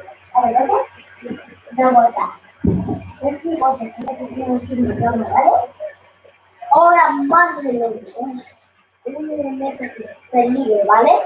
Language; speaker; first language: Spanish; early bilingual, other home language; Filipino